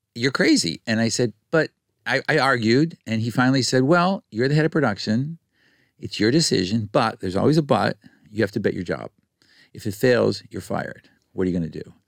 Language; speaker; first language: English; native; English